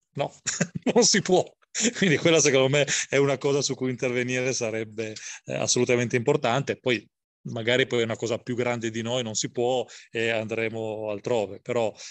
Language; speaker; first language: Italian; native; Italian